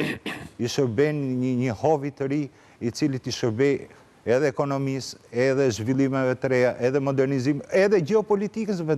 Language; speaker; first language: Albanian; native; Albanian